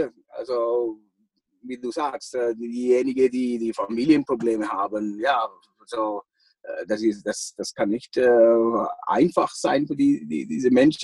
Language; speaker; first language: German; non-native, fluent; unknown